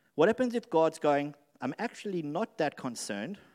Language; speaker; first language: English; native; English